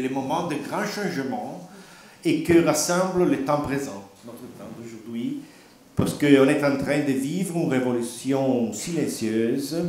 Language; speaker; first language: French; non-native, learner; Italian